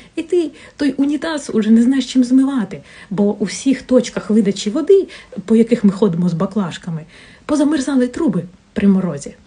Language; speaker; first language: Ukrainian; non-native, local second language; Russian